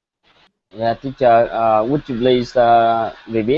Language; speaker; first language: English; non-native, learner; Vietnamese